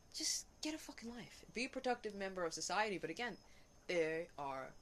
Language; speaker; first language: English; native; English